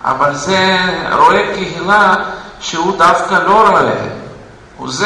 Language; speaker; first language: Hebrew; non-native, fluent; Russian